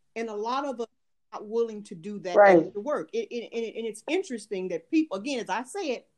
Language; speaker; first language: English; native; English